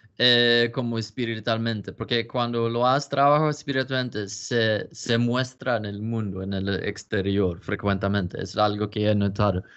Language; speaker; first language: Spanish; non-native, learner; Swedish